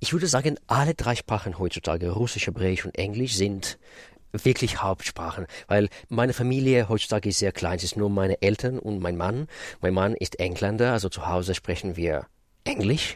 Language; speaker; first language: German; non-native, fluent; Russian